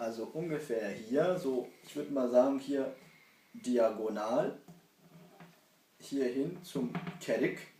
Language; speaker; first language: German; early bilingual, other home language; Kurdish